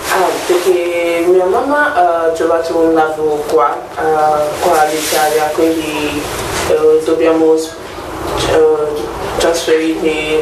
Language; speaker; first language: Italian; non-native, learner; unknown